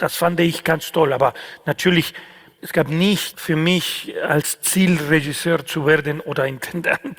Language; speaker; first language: German; non-native, fluent; Spanish